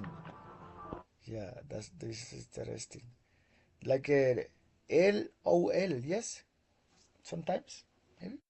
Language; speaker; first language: English; non-native, learner; Spanish